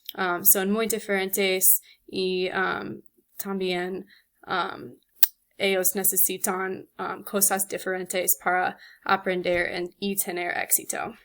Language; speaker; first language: Spanish; non-native, learner; English